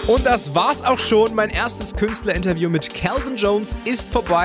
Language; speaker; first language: German; native; German